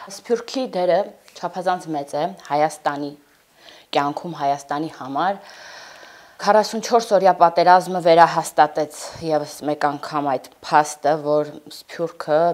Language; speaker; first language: Armenian; native; Armenian